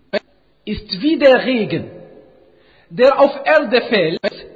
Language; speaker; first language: German; non-native, fluent; Arabic